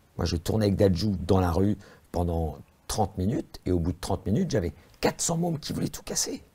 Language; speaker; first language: French; native; French